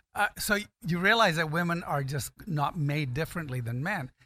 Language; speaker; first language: English; non-native, local second language; Akan